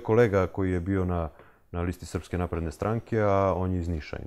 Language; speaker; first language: Serbian; native; Serbian